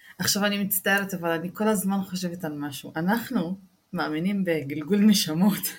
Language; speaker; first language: Hebrew; non-native, local second language; Arabic